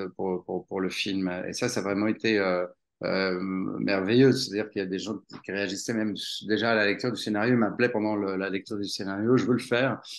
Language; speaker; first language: French; native; French